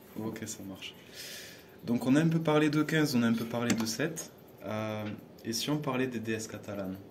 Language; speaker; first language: French; native; French